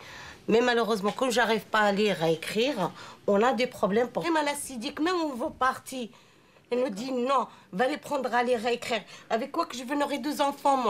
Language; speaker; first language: French; non-native, learner; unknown